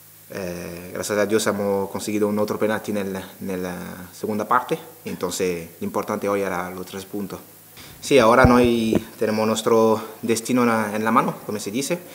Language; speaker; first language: Spanish; non-native, learner; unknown